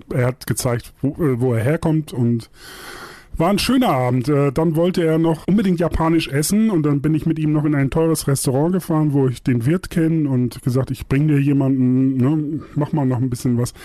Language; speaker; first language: German; native; German